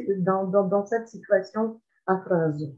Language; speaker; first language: French; non-native, fluent; Ukrainian